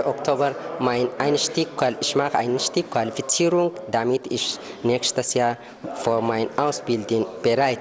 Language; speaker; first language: German; non-native, learner; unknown